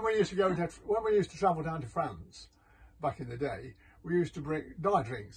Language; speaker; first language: English; native; English